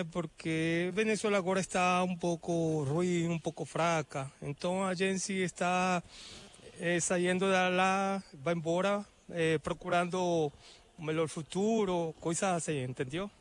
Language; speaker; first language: Portuguese; non-native, learner; Spanish